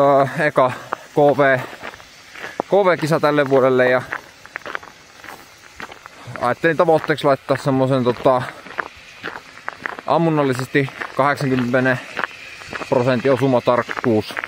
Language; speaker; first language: Finnish; native; Finnish